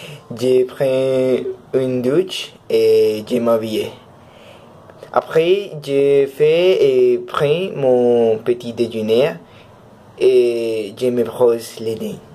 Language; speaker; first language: French; non-native, learner; Spanish